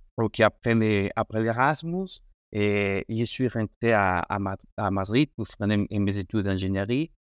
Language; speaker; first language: French; non-native, learner; Spanish